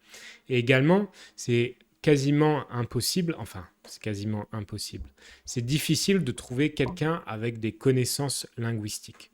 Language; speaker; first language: French; native; French